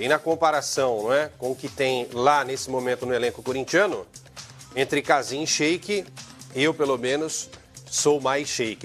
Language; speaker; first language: Portuguese; native; Portuguese